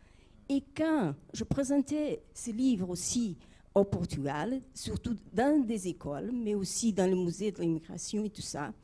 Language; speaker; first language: French; non-native, fluent; Portuguese